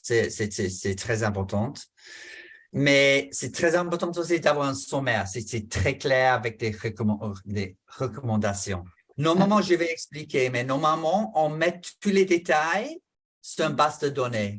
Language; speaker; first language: French; non-native, fluent; English